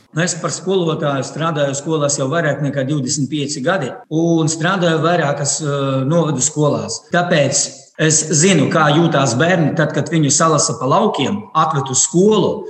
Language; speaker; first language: Latvian; non-native, local second language; Russian